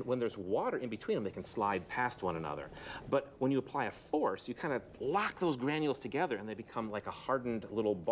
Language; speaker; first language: English; native; English